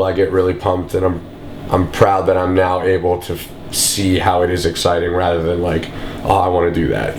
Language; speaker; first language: English; native; English